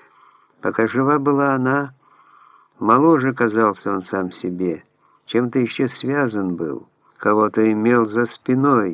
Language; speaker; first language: Russian; native; Russian